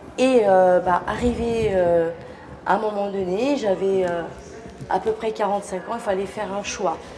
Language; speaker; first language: French; early bilingual, other home language; Portuguese